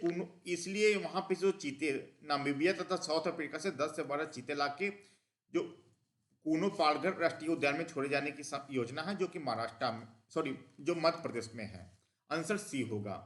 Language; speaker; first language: Hindi; native; Hindi